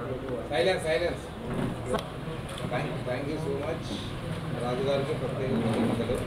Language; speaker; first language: Telugu; native; Telugu